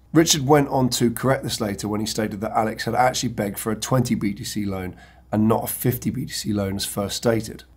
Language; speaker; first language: English; native; English